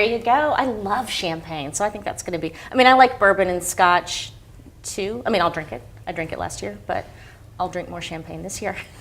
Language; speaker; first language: English; native; English